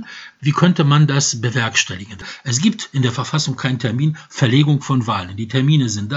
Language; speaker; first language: German; non-native, fluent; Polish